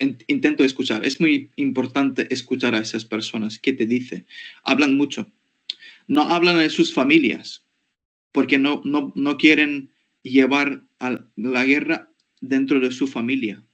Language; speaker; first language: Spanish; non-native, fluent; Ukrainian